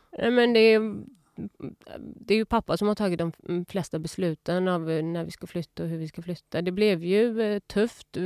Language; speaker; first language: Swedish; early bilingual, other home language; Persian